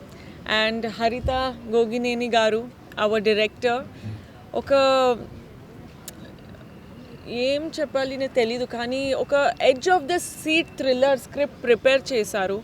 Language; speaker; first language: Telugu; non-native, fluent; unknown